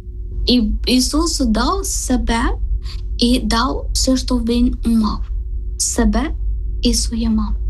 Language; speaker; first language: Ukrainian; non-native, learner; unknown